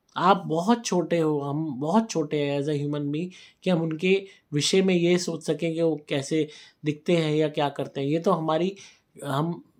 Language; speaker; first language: Hindi; native; Hindi